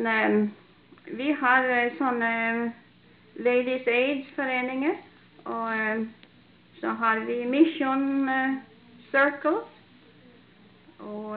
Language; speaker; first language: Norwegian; early bilingual, heritage; Norwegian